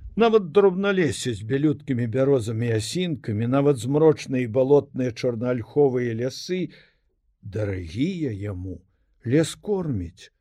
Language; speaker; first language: Belarusian; native; Belarusian